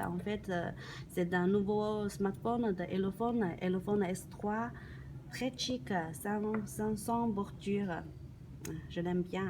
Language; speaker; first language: French; non-native, learner; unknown